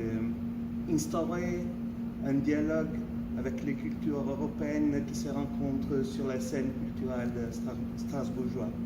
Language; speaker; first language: French; non-native, fluent; Italian